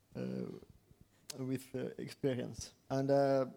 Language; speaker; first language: English; non-native, fluent; Estonian